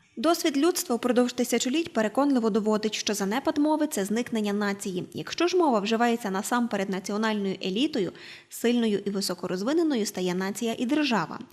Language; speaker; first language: Ukrainian; native; Ukrainian